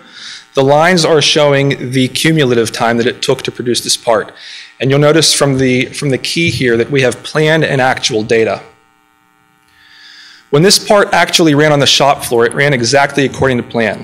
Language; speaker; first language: English; native; English